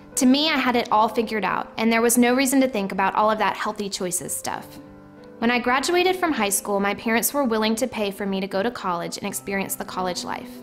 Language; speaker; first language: English; native; English